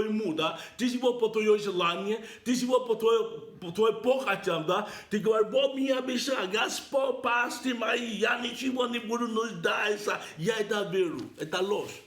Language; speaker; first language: Russian; non-native, learner; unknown